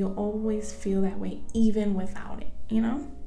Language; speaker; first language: English; native; English